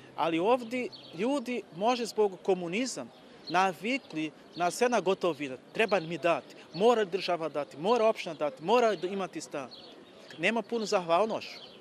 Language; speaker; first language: Bosnian; non-native, learner; Portuguese